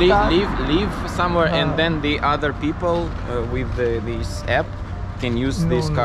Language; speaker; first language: English; non-native, learner; Russian